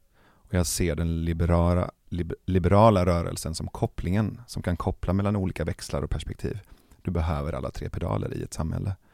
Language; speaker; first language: Swedish; early bilingual, other home language; Persian